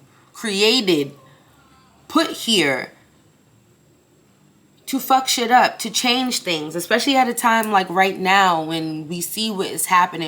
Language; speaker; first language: English; native; English